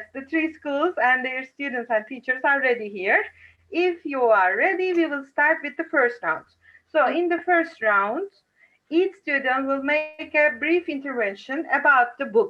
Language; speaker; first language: English; non-native, fluent; Turkish